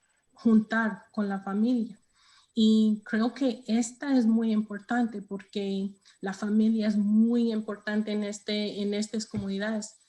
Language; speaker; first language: Spanish; non-native, learner; English